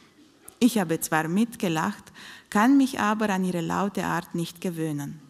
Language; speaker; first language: German; non-native, fluent; Romanian